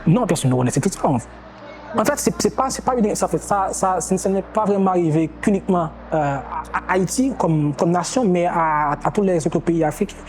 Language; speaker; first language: French; non-native, local second language; Haitian Creole